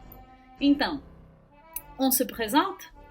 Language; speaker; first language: French; non-native, fluent; Portuguese